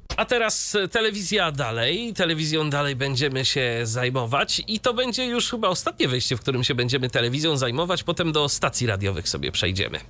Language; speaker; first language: Polish; native; Polish